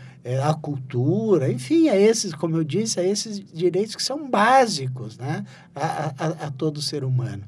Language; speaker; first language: Portuguese; native; Portuguese